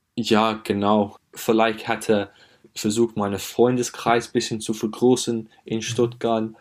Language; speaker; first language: German; non-native, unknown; English